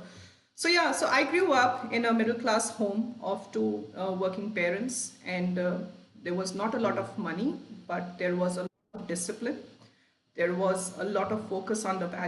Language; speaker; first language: English; non-native, local second language; Hindi